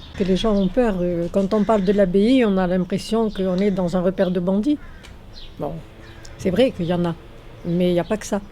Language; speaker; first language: French; native; French